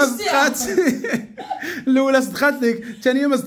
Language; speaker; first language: Arabic; native; Arabic